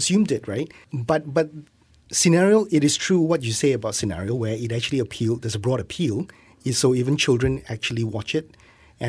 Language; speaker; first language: English; non-native, local second language; Malay